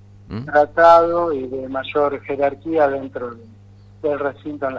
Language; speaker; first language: Spanish; native; Spanish